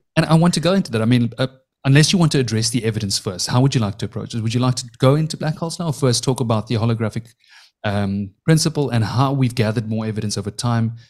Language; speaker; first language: English; native; English